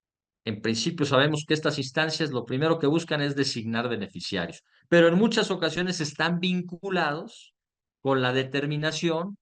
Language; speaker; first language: Spanish; native; Spanish